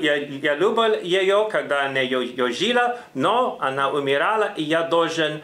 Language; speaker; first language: Russian; non-native, learner; English